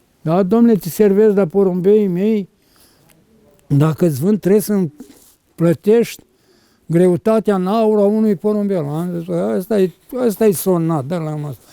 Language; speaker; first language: Romanian; native; Romanian